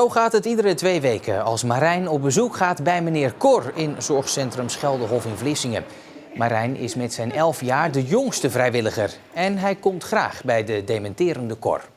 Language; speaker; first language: Dutch; native; Dutch